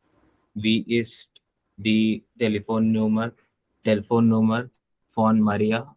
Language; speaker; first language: German; non-native, learner; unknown